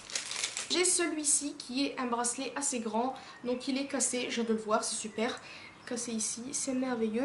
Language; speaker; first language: French; native; French